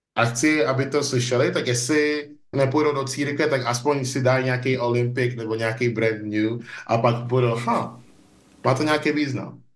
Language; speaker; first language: Czech; early bilingual, other home language; English